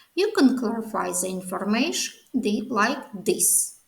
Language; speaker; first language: English; non-native, fluent; Ukrainian